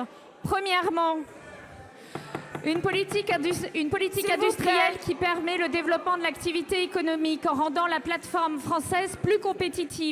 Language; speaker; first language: French; native; French